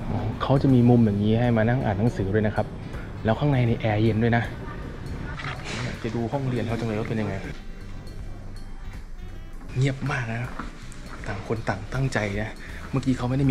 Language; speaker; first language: Thai; native; Thai